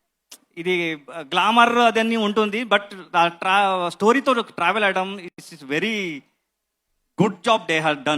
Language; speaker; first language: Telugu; non-native, learner; Kannada